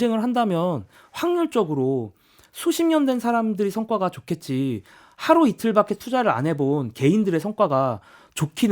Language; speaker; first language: Korean; native; Korean